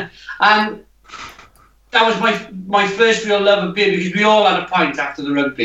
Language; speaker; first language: English; native; English